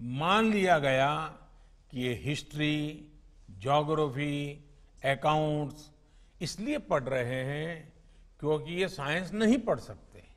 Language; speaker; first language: Hindi; native; Hindi